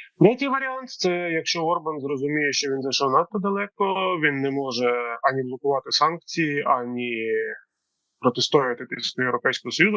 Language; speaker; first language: Ukrainian; native; Ukrainian